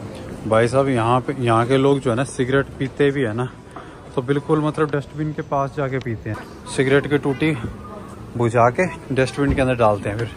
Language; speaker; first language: Hindi; native; Hindi